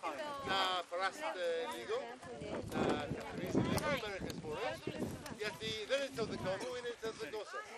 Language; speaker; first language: Greek; non-native, learner; English